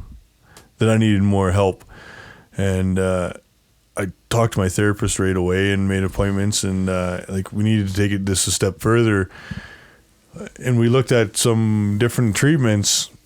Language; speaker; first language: English; native; English